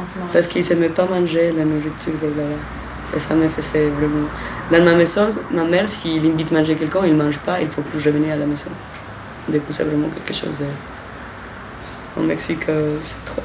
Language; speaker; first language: French; non-native, fluent; Spanish